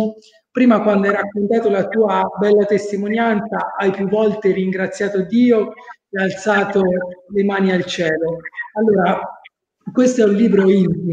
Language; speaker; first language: Italian; native; Italian